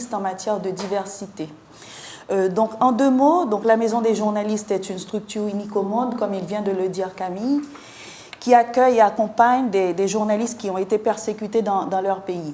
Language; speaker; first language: French; non-native, local second language; Haitian Creole